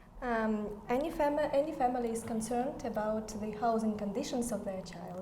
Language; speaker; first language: English; non-native, fluent; Ukrainian